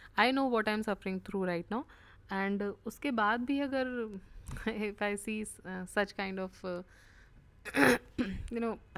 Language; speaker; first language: Hindi; native; Hindi